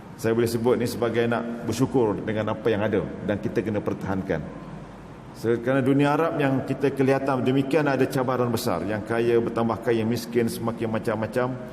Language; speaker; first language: Malay; native; Malay